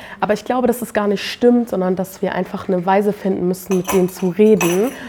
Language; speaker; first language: German; native; German